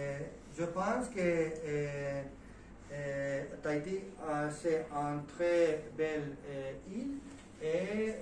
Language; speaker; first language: French; non-native, learner; Spanish